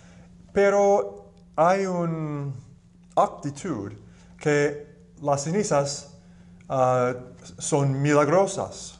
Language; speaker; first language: Spanish; non-native, fluent; English